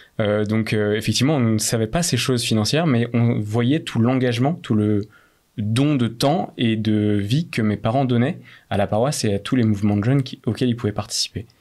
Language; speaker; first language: French; native; French